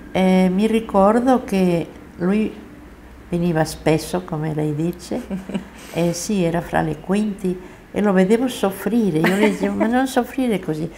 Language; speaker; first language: Italian; non-native, fluent; Catalan